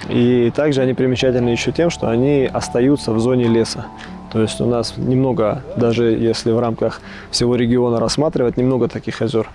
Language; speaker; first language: Russian; native; Russian